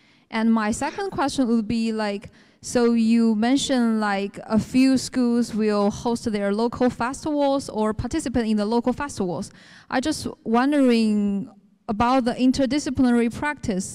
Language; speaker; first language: English; non-native, fluent; Chinese